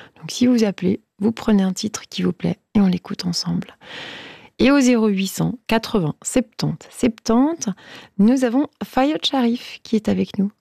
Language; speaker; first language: French; native; French